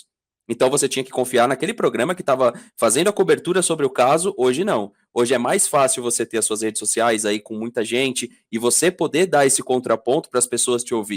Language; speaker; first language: Portuguese; native; Portuguese